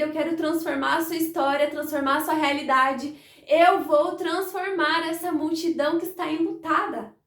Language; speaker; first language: Portuguese; native; Portuguese